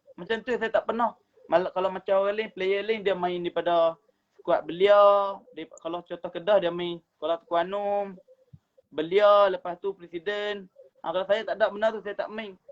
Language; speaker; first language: Malay; native; Malay